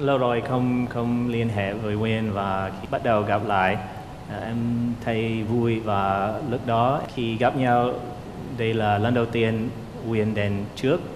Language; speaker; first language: Vietnamese; non-native, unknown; English